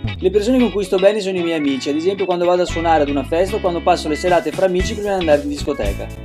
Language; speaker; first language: Italian; early bilingual, other home language; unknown